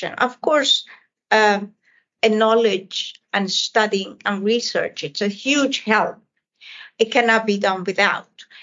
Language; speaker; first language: English; non-native, fluent; Persian